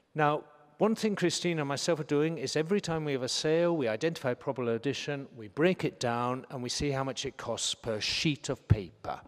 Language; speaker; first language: English; native; English